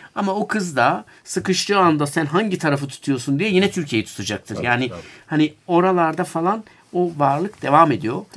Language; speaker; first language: Turkish; native; Turkish